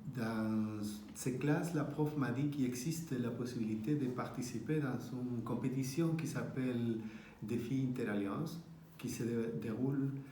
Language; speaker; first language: French; non-native, fluent; Spanish